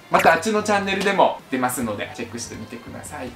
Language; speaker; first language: Japanese; early bilingual, other home language; Russian